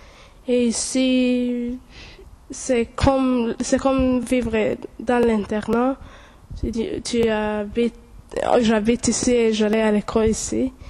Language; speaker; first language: French; non-native, local second language; Kinyarwanda